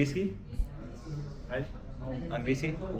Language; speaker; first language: Russian; non-native, learner; English